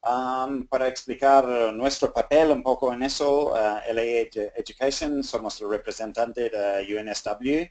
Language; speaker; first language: Spanish; non-native, fluent; English